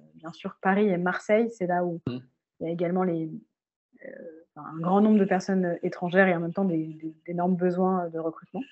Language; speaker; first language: French; native; French